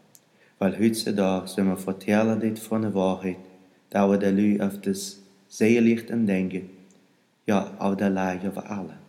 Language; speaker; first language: German; non-native, learner; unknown